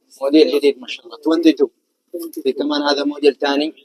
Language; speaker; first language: Arabic; non-native, learner; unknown